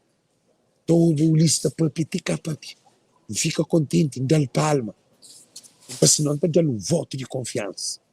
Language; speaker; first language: Portuguese; non-native, local second language; Kabuverdianu